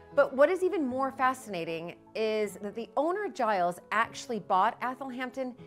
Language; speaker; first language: English; native; English